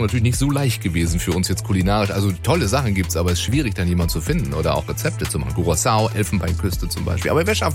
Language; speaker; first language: German; native; German